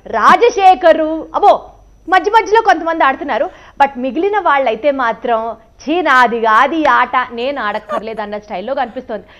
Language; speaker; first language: Telugu; native; Telugu